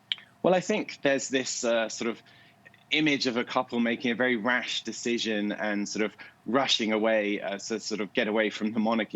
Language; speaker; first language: English; native; English